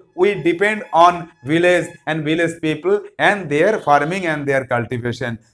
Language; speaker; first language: English; non-native, local second language; Bangla